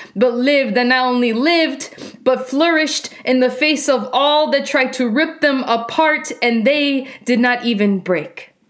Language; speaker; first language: English; early bilingual, other home language; Spanish